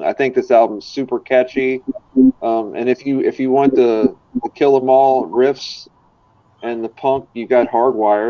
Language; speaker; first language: English; native; English